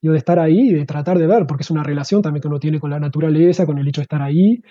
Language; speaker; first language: Spanish; native; Spanish